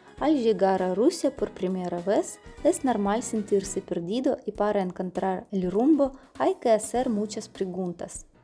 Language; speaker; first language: Spanish; non-native, fluent; Russian